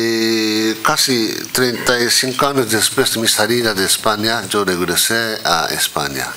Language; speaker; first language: Spanish; non-native, fluent; Japanese